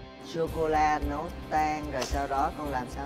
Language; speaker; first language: Vietnamese; native; Vietnamese